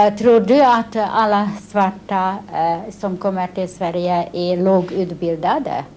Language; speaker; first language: Swedish; non-native, fluent; Hungarian